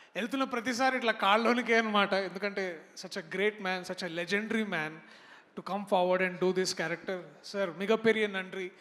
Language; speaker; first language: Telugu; native; Telugu